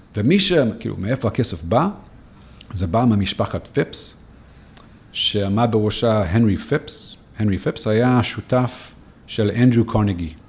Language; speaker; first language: Hebrew; non-native, fluent; English